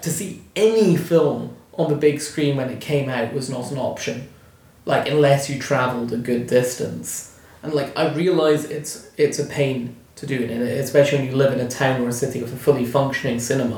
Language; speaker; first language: English; native; English